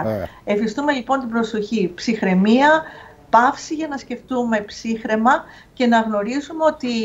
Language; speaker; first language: Greek; native; Greek